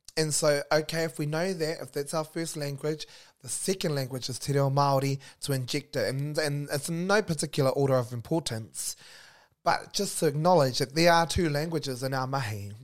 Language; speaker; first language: English; non-native, local second language; Māori